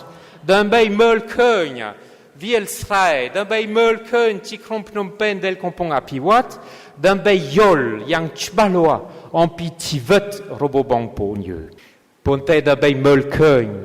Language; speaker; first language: Khmer; non-native, fluent; French